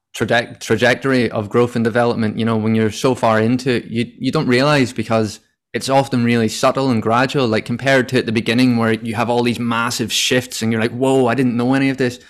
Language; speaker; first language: English; native; English